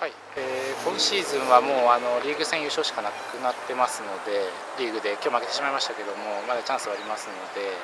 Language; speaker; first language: Japanese; native; Japanese